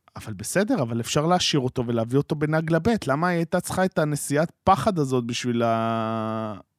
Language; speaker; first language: Hebrew; native; Hebrew